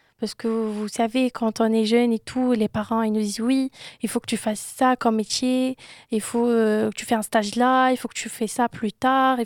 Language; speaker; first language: French; non-native, local second language; Arabic